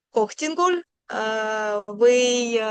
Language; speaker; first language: Estonian; non-native, learner; Russian